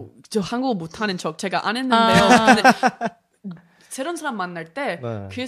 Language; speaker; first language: Korean; non-native, learner; English